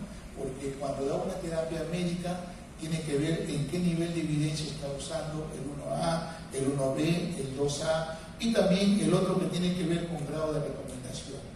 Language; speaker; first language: Spanish; native; Spanish